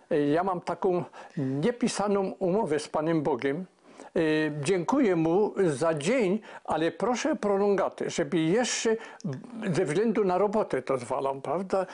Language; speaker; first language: Polish; native; Polish